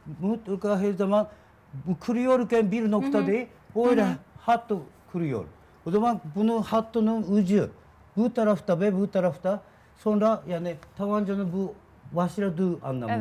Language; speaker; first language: Turkish; non-native, learner; Japanese